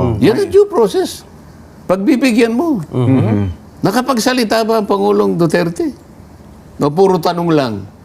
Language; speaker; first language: Filipino; non-native, local second language; Pampanga